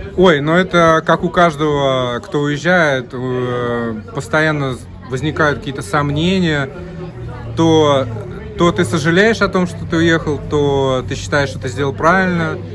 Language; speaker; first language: Russian; native; Russian